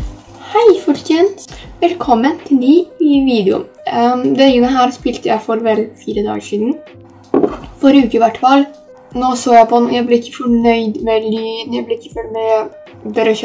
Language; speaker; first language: Norwegian; early bilingual, other home language; Polish